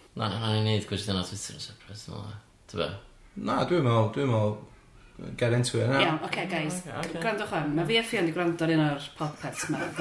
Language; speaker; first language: Welsh; native; Welsh